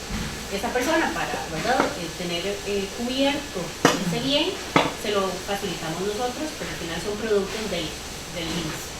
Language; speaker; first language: Spanish; native; Spanish